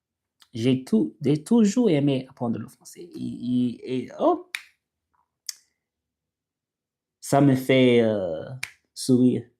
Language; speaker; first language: French; non-native, learner; English